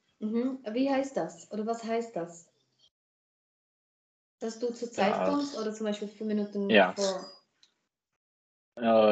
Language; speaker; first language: German; non-native, fluent; Czech